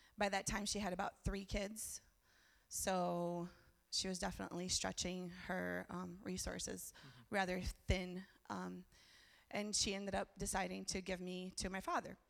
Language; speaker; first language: English; early bilingual, other home language; Portuguese